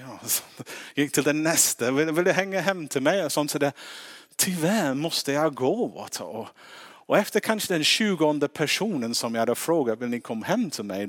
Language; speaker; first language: Swedish; non-native, fluent; English